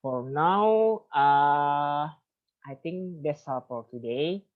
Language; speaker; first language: English; non-native, fluent; Indonesian